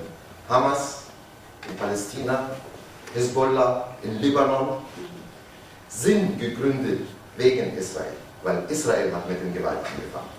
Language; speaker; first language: German; non-native, fluent; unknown